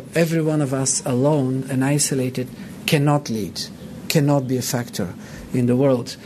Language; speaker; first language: English; non-native, fluent; Bulgarian